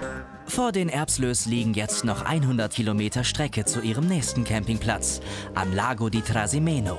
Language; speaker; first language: German; native; German